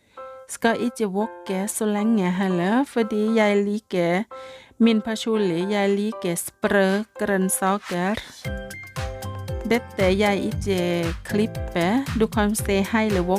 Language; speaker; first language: Norwegian; non-native, learner; Thai